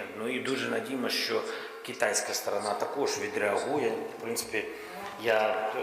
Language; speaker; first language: Ukrainian; non-native, local second language; Russian